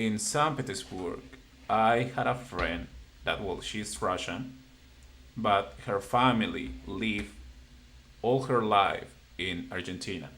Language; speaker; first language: English; non-native, fluent; Spanish